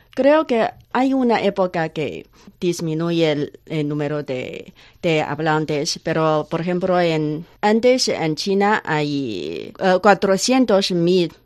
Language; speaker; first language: Spanish; non-native, learner; Chinese